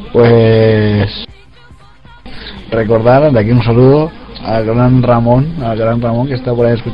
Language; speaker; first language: Spanish; native; Spanish